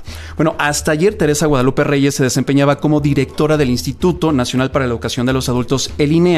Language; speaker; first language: Spanish; native; Spanish